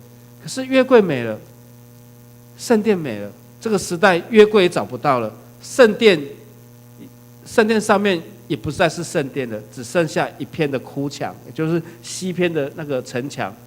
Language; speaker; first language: Chinese; native; Chinese